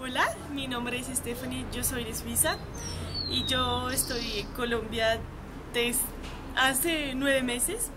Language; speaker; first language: Spanish; non-native, fluent; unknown